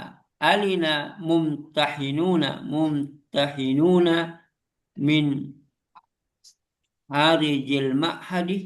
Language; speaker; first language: Arabic; non-native, learner; Indonesian